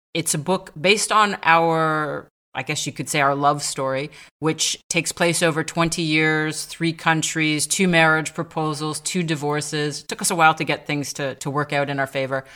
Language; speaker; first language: English; native; English